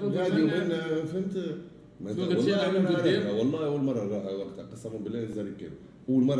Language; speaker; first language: Arabic; native; Arabic